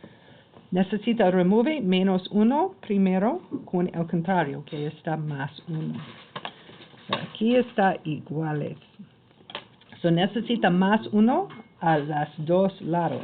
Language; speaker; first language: Spanish; non-native, learner; English